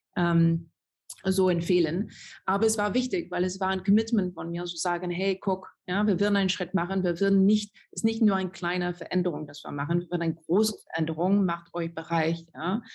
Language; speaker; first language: German; non-native, fluent; French